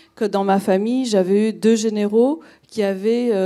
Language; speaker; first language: French; non-native, fluent; Romanian